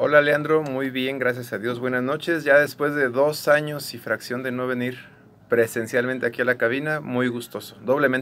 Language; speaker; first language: Spanish; native; Spanish